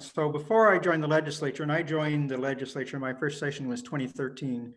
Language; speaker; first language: English; native; English